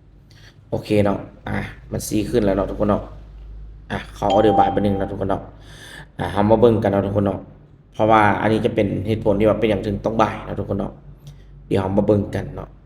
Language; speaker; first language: Thai; non-native, local second language; Northeastern Thai